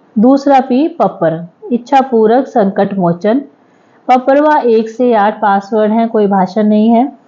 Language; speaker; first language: Hindi; native; Hindi